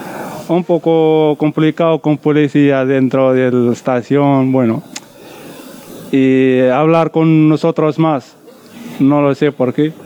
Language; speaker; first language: Spanish; non-native, learner; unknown